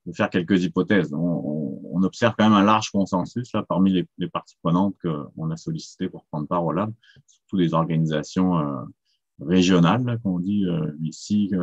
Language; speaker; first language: French; native; French